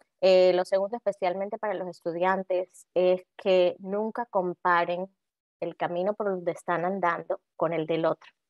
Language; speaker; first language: Spanish; native; Spanish